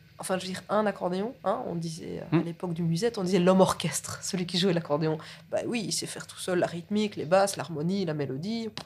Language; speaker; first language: French; native; French